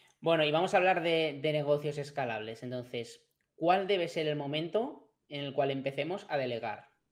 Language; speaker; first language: Spanish; native; Spanish